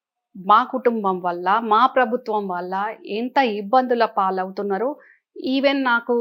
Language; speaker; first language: Telugu; native; Telugu